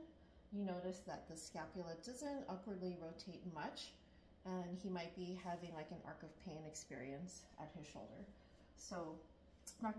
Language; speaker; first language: English; native; English